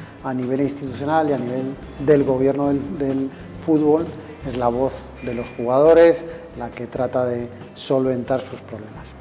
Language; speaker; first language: Spanish; native; Spanish